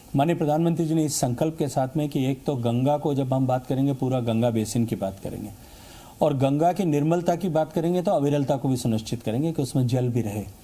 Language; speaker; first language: Hindi; native; Hindi